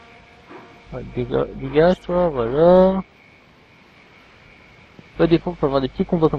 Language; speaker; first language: French; native; French